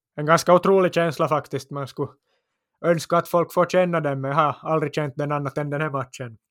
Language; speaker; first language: Swedish; native; Swedish